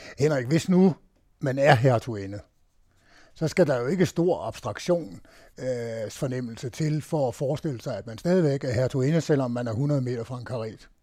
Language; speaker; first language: Danish; native; Danish